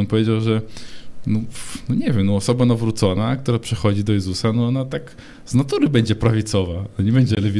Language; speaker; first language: Polish; non-native, fluent; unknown